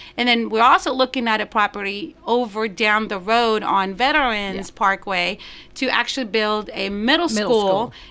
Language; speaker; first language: English; non-native, fluent; Spanish